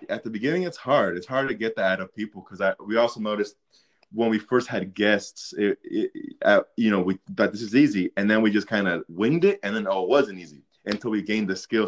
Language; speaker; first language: English; native; English